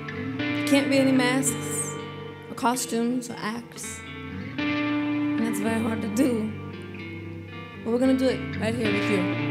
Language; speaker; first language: English; native; English